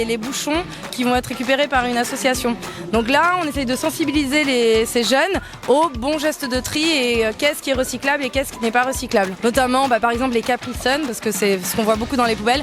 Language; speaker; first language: French; native; French